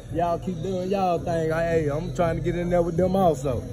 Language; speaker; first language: English; native; English